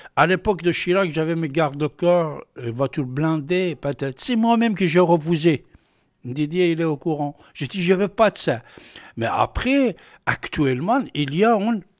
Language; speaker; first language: French; non-native, fluent; Persian